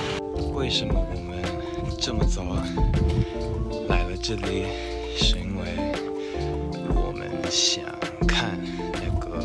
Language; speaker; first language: Chinese; non-native, fluent; English